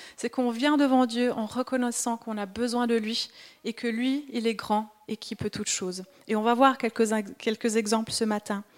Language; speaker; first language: French; native; French